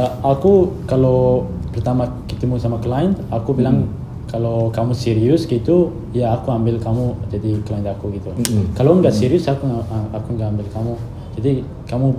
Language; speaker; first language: Indonesian; non-native, fluent; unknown